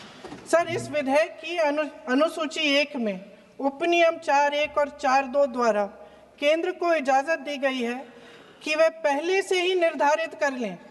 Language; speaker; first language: Hindi; native; Hindi